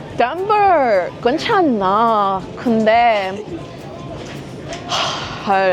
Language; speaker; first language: Korean; non-native, learner; English